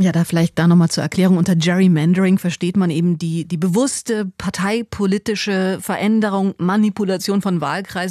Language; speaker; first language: German; native; German